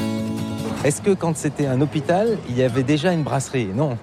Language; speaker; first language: French; native; French